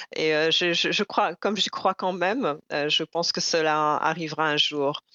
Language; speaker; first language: French; non-native, local second language; Rundi